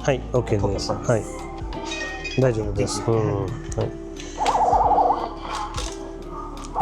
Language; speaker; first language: Japanese; non-native, learner; Hindi